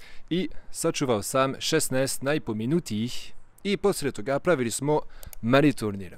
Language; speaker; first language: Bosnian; non-native, fluent; French